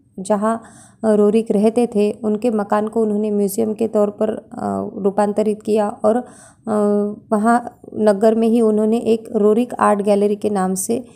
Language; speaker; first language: Hindi; non-native, local second language; Marathi